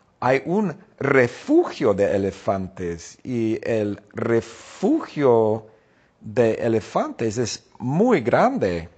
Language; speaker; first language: Spanish; non-native, fluent; English